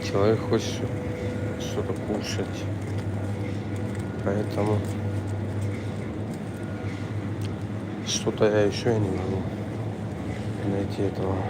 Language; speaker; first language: Russian; non-native, fluent; Tajik